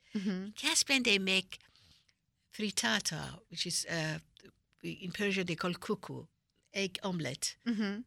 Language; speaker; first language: English; non-native, fluent; Persian